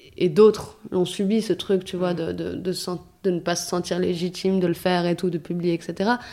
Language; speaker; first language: French; early bilingual, other home language; Arabic